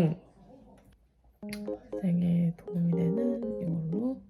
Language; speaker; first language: Korean; native; Korean